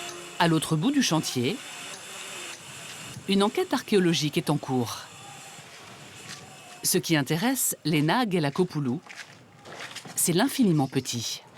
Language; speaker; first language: French; native; French